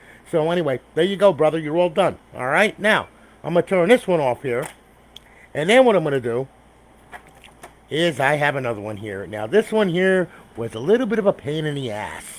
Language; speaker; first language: English; native; English